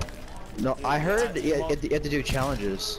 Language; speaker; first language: English; native; English